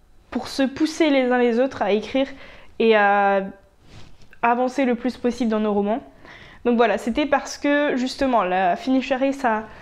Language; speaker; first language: French; native; French